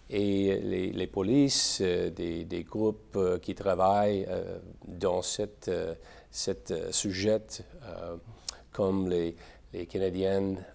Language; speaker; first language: French; non-native, learner; English